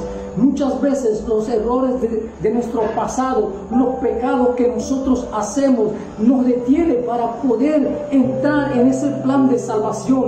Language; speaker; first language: Spanish; native; Spanish